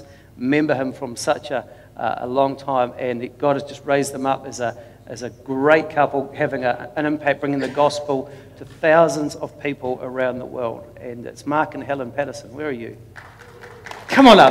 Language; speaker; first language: English; native; English